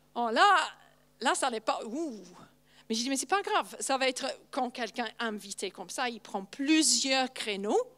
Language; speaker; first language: French; non-native, fluent; English